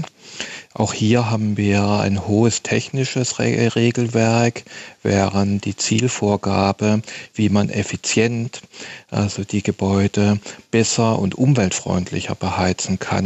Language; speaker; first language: German; native; German